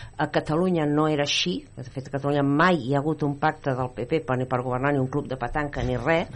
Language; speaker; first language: Catalan; native; Catalan